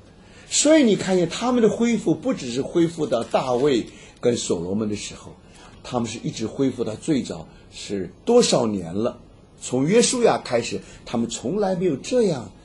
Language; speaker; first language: Chinese; native; Chinese